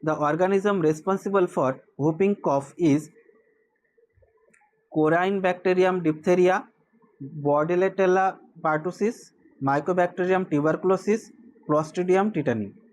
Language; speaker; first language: English; non-native, local second language; Bangla